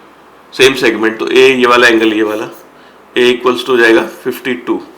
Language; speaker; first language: Hindi; native; Hindi